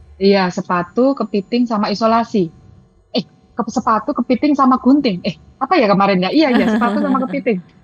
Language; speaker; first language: Indonesian; native; Indonesian